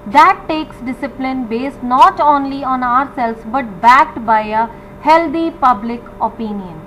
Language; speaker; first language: English; non-native, local second language; Punjabi